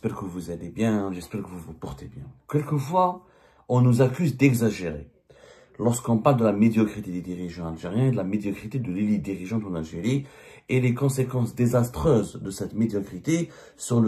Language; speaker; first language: French; non-native, local second language; Arabic